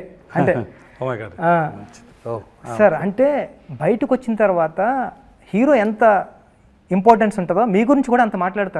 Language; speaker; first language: Telugu; native; Telugu